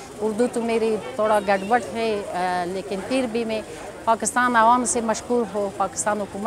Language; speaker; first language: Hindi; non-native, learner; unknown